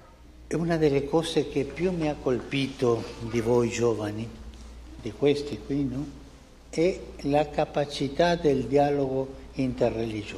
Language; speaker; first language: Italian; non-native, fluent; Spanish